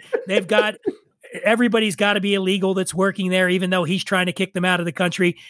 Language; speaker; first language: English; native; English